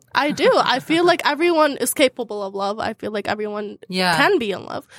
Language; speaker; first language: English; early bilingual, heritage; Arabic